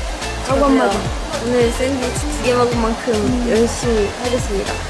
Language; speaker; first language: Korean; native; Korean